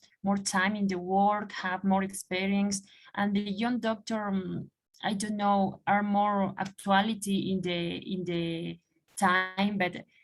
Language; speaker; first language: English; non-native, learner; Spanish